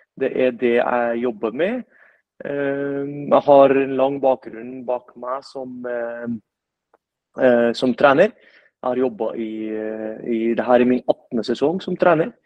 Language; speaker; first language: Norwegian; early bilingual, other home language; Arabic